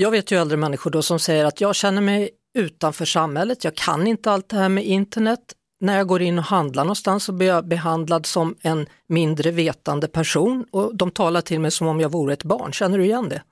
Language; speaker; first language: Swedish; native; Swedish